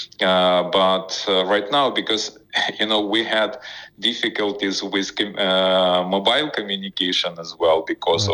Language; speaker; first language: English; non-native, fluent; Ukrainian